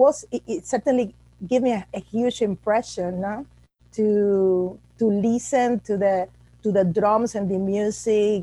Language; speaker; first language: English; non-native, fluent; Spanish